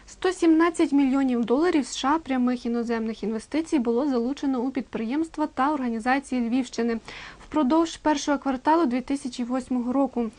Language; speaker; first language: Ukrainian; native; Ukrainian